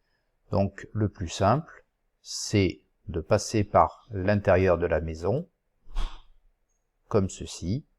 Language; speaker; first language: French; native; French